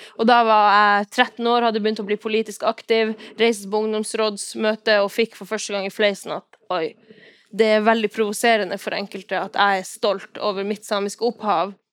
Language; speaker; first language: Norwegian; non-native, local second language; Northern Sami